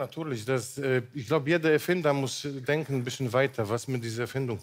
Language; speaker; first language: German; non-native, local second language; Polish